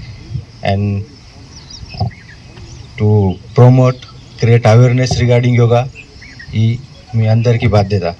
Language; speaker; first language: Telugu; non-native, local second language; Hindi